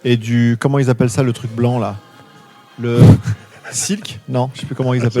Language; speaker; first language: French; native; French